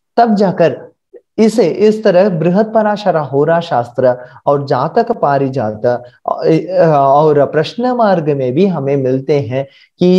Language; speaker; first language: Hindi; non-native, local second language; Marathi